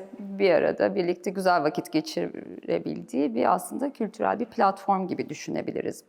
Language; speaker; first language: Turkish; native; Turkish